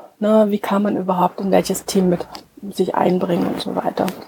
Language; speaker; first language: German; native; German